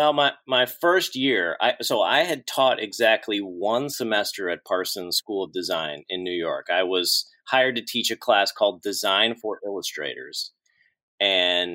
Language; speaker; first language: English; native; English